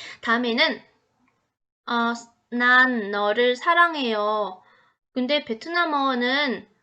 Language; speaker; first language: Korean; non-native, fluent; Vietnamese